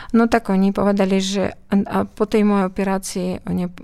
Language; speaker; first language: Slovak; non-native, fluent; Uzbek